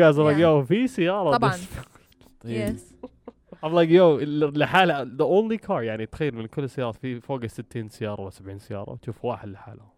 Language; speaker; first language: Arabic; early bilingual, heritage; Arabic